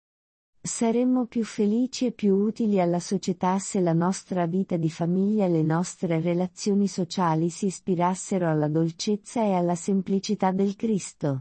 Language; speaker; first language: Italian; native; Italian